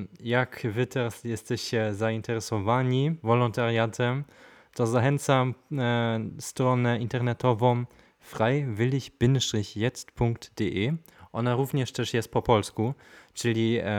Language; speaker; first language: Polish; non-native, fluent; German